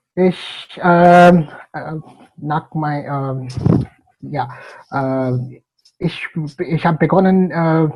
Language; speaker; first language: German; non-native, fluent; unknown